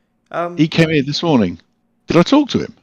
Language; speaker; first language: English; native; English